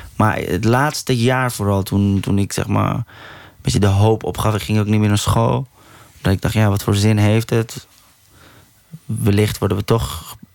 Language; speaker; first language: Dutch; early bilingual, other home language; Persian